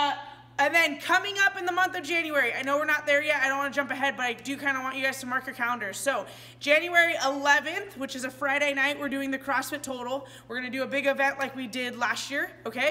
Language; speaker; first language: English; native; English